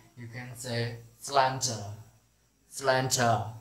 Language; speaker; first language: English; non-native, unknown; Indonesian